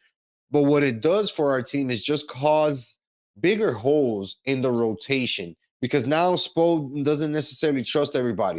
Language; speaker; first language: English; native; English